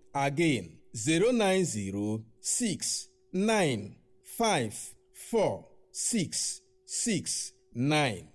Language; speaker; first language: Nigerian Pidgin; non-native, local second language; Yoruba